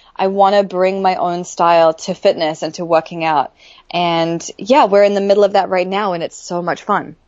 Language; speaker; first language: English; native; English